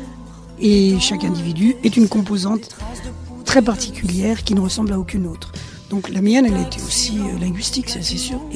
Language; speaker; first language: French; early bilingual, other home language; Spanish